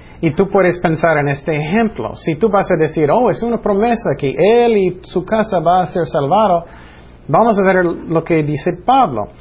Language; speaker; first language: Spanish; non-native, fluent; English